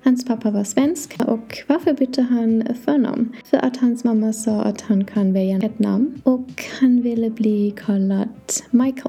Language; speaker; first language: Swedish; non-native, learner; English